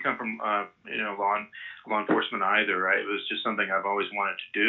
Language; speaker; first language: English; native; English